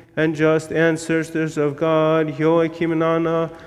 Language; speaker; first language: English; native; English